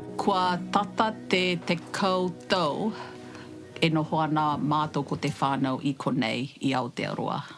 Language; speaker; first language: Māori; non-native, fluent; Malayalam